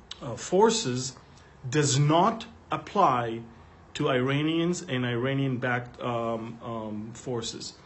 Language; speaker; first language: English; non-native, fluent; Hebrew